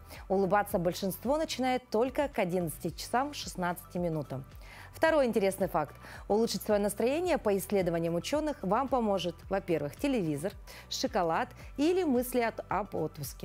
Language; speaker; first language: Russian; native; Russian